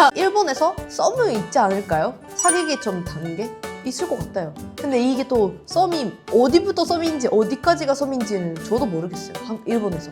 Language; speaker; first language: Korean; non-native, fluent; Japanese